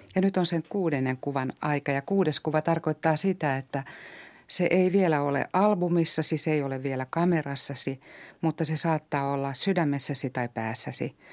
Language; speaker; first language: Finnish; native; Finnish